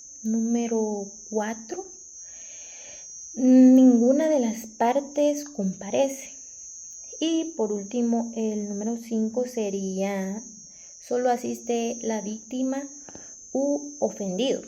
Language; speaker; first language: Spanish; native; Spanish